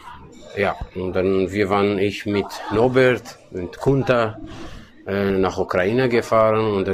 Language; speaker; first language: German; non-native, learner; Kurdish